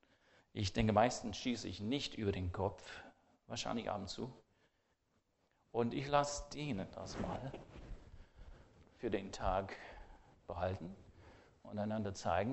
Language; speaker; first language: German; non-native, fluent; English